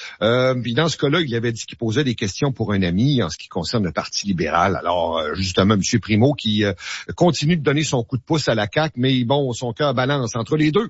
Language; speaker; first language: French; native; French